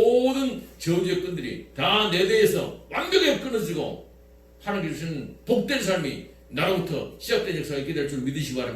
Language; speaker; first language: Korean; native; Korean